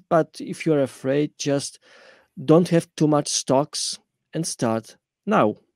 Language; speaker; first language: English; non-native, fluent; Polish